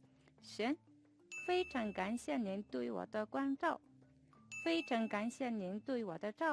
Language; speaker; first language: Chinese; non-native, fluent; Mongolian